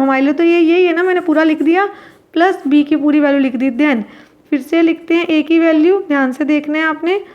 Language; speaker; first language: Hindi; native; Hindi